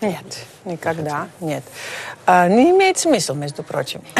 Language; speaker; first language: Russian; non-native, fluent; Dutch